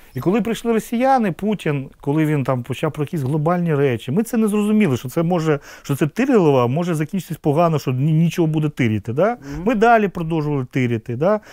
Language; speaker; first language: Ukrainian; non-native, local second language; Russian